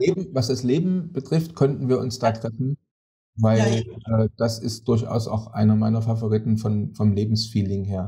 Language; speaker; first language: German; native; German